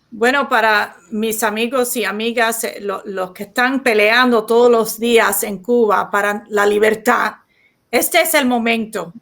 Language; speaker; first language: Spanish; early bilingual, heritage; Spanish